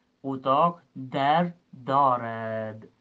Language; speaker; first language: Persian; non-native, fluent; Urdu